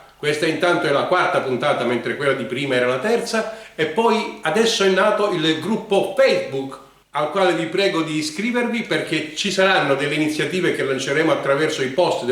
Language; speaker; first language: Italian; native; Italian